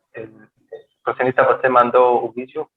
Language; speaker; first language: Portuguese; non-native, fluent; Spanish